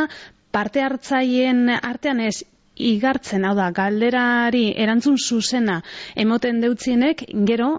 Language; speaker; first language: Basque; native; Basque